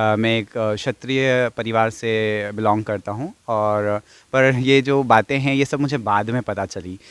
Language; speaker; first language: Hindi; non-native, fluent; English